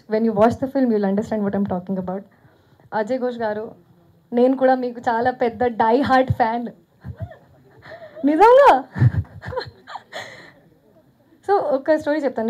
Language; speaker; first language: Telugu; non-native, fluent; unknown